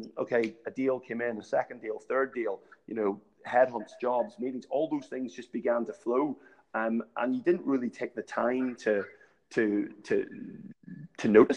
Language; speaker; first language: English; native; English